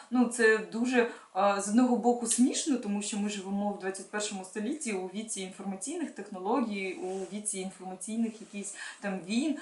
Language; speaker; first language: Ukrainian; non-native, local second language; Russian